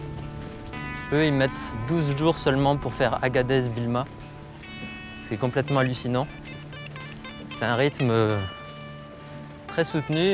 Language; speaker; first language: French; native; French